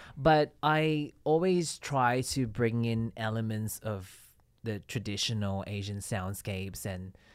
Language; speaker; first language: English; non-native, local second language; Cantonese